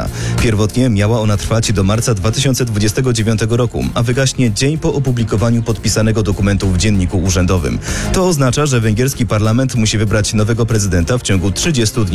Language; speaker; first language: Polish; native; Polish